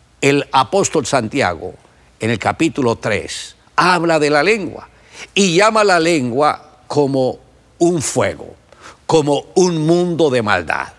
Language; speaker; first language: Spanish; native; Spanish